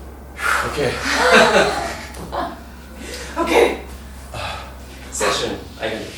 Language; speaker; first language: German; native; German